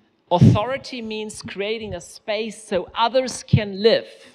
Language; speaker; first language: English; non-native, fluent; German